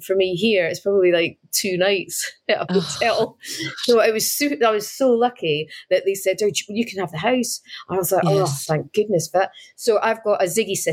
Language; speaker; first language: English; native; English